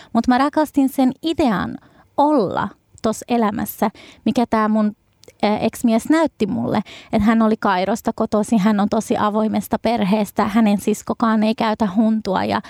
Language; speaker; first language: Finnish; early bilingual, other home language; Arabic